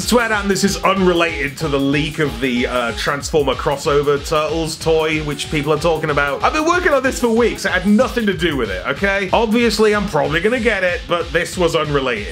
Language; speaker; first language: English; native; English